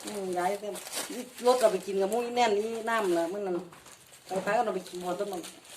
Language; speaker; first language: Thai; native; Thai